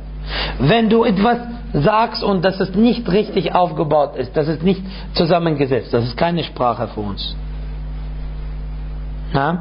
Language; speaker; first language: German; non-native, fluent; Arabic